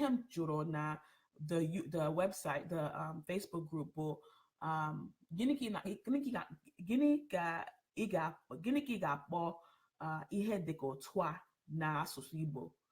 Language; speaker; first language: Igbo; early bilingual, heritage; English